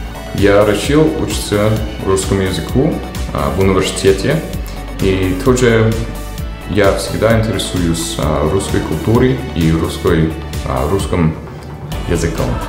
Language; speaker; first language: Russian; non-native, fluent; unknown